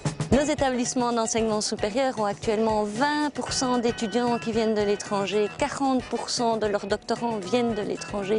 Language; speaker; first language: French; native; French